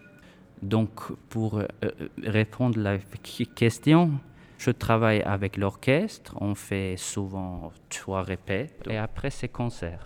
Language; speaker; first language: French; non-native, fluent; Swedish